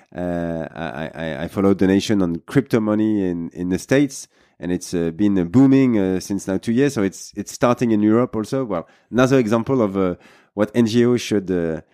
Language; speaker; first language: English; non-native, fluent; French